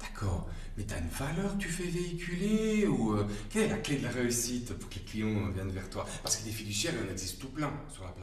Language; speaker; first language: French; native; French